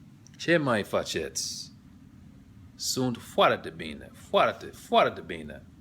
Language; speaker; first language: Romanian; non-native, learner; English